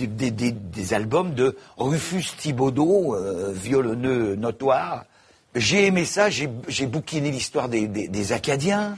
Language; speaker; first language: French; native; French